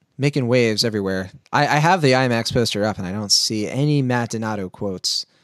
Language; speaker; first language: English; native; English